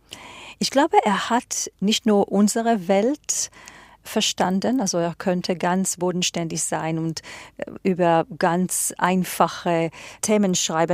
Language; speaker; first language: German; non-native, fluent; Hebrew